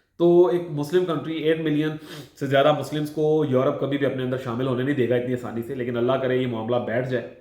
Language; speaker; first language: Urdu; non-native, local second language; Punjabi